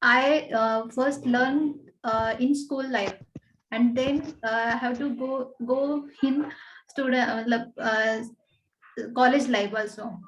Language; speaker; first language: English; non-native, learner; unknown